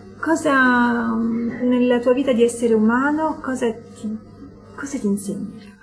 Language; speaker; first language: Italian; non-native, fluent; French